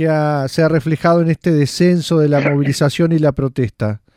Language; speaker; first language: Spanish; native; Spanish